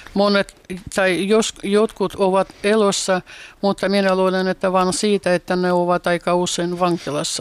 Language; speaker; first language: Finnish; non-native, fluent; Russian